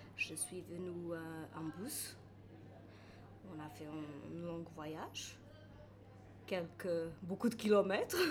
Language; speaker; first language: French; non-native, learner; Portuguese